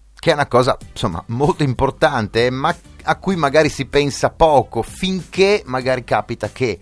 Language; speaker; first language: Italian; native; Italian